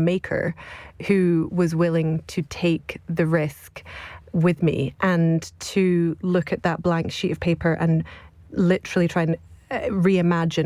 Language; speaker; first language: English; native; English